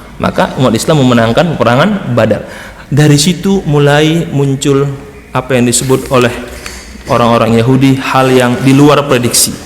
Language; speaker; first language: Indonesian; native; Indonesian